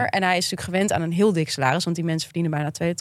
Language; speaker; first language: Dutch; native; Dutch